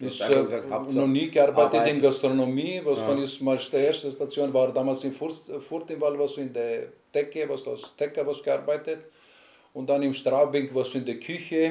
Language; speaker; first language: German; non-native, learner; Greek